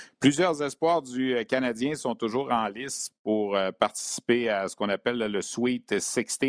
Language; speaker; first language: French; native; French